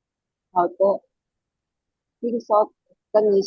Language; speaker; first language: Chinese; non-native, learner; Indonesian